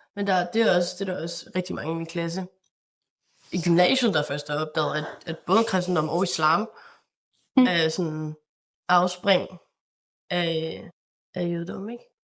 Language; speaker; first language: Danish; native; Danish